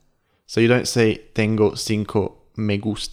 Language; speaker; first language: Spanish; non-native, fluent; English